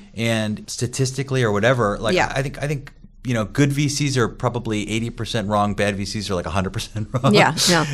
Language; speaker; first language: English; native; English